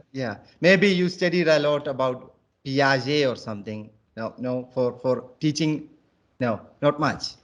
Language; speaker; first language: English; non-native, local second language; Malayalam